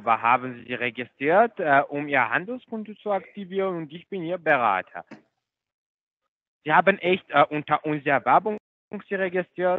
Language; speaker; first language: German; non-native, fluent; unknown